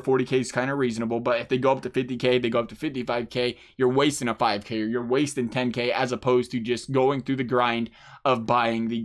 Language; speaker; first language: English; native; English